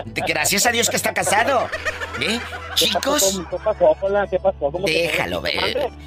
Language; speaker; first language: Spanish; native; Spanish